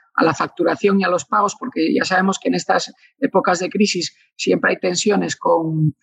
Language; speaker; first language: Spanish; native; Spanish